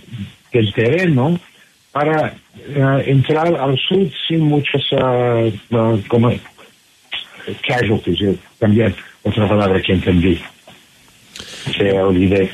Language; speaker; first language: Spanish; non-native, fluent; English